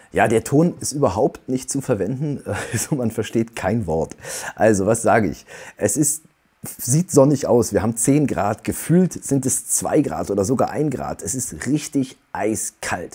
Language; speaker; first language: German; native; German